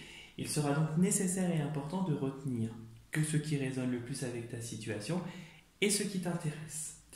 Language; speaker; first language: French; native; French